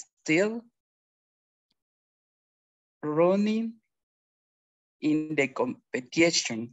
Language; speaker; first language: English; non-native, learner; Spanish